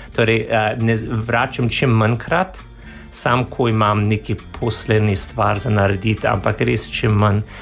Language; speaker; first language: Slovenian; non-native, fluent; English